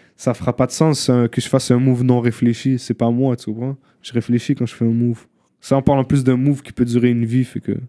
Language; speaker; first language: French; early bilingual, other home language; Arabic